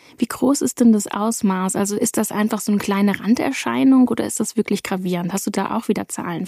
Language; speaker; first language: German; native; German